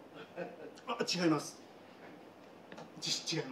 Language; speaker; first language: Japanese; native; Japanese